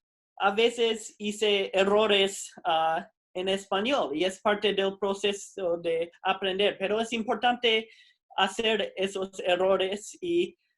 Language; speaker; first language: Spanish; non-native, fluent; English